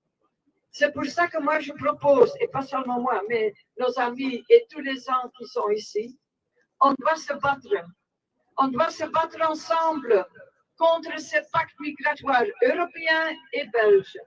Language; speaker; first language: French; non-native, local second language; Dutch